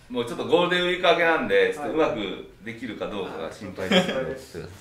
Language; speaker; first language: Japanese; native; Japanese